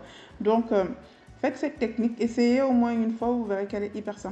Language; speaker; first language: French; native; French